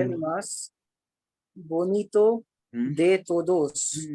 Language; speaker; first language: Spanish; non-native, learner; Hindi